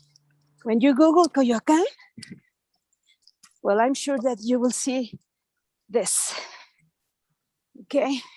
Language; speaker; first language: English; non-native, fluent; Spanish